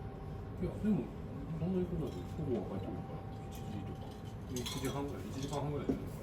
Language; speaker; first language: Japanese; native; Japanese